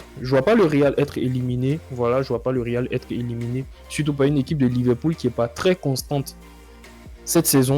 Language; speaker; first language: French; native; French